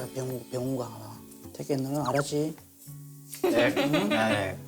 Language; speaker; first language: Korean; early bilingual, heritage; Korean